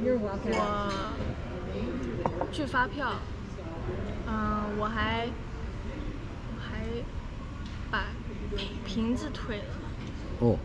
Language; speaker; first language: Chinese; early bilingual, other home language; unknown